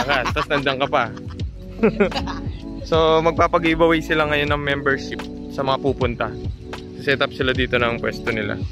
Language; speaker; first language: Filipino; native; Filipino